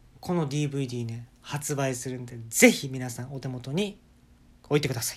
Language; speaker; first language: Japanese; native; Japanese